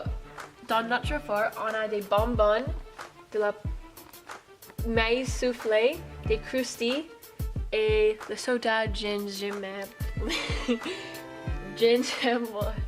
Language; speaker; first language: French; non-native, learner; English